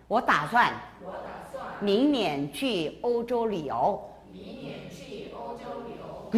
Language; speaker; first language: Chinese; non-native, fluent; Korean